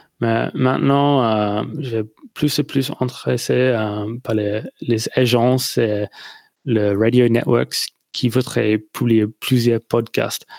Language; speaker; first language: French; non-native, learner; English